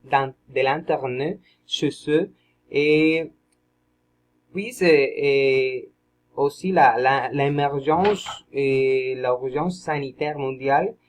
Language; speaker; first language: French; non-native, learner; Spanish